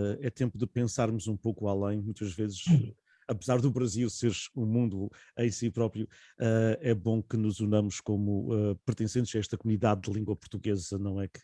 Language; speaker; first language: Portuguese; native; Portuguese